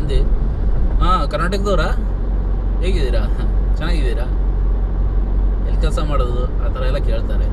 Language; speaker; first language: Kannada; non-native, local second language; Urdu